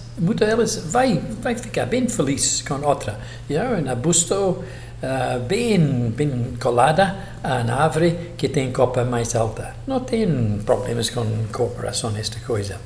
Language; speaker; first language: Portuguese; non-native, fluent; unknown